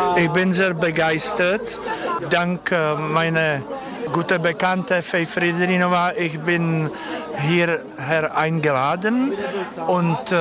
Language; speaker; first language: German; non-native, learner; Czech